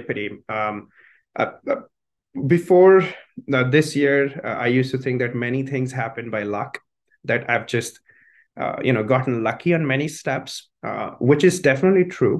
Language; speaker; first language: English; non-native, local second language; Hindi